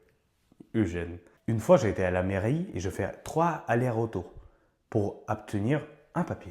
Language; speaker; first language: French; non-native, learner; Ukrainian